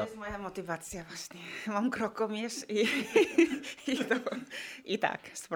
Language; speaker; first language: Polish; non-native, fluent; Finnish